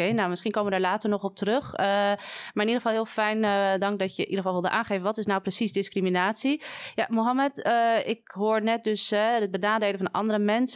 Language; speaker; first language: Dutch; native; Dutch